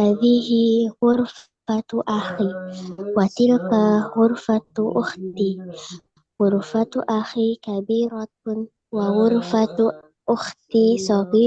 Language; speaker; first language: Arabic; non-native, learner; Indonesian